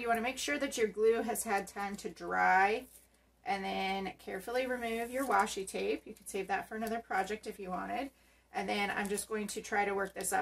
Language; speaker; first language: English; native; English